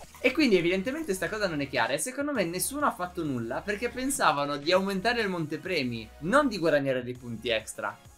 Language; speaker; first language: Italian; native; Italian